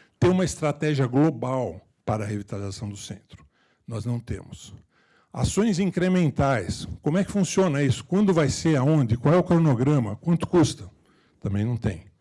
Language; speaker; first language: Portuguese; native; Portuguese